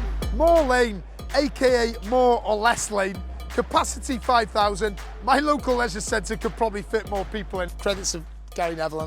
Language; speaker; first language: English; native; English